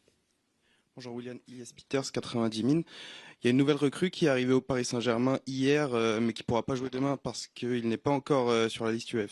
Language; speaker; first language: French; native; French